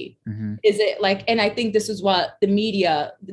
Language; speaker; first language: English; early bilingual, other home language; Spanish